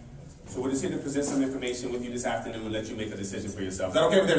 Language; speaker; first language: English; native; English